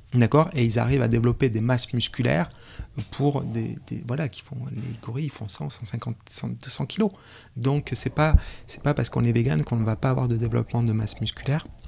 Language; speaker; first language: French; native; French